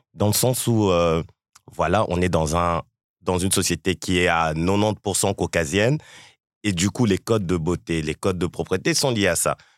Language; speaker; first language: French; early bilingual, other home language; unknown